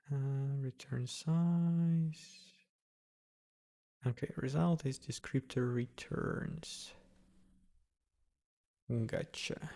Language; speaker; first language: English; non-native, fluent; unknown